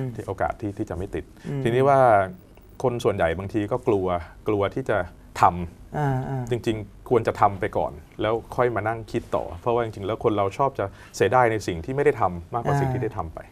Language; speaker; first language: Thai; native; Thai